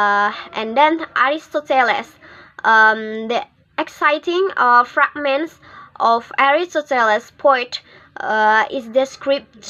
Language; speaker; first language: English; non-native, learner; Indonesian